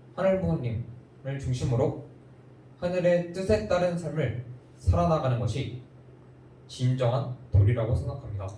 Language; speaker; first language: Korean; native; Korean